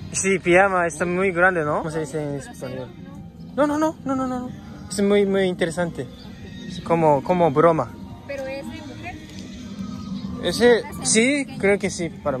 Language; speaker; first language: Spanish; non-native, learner; Japanese